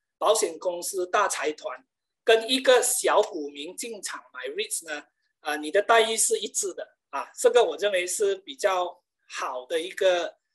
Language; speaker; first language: Chinese; native; Chinese